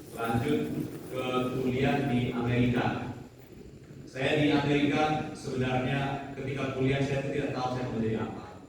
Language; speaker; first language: Indonesian; early bilingual, heritage; English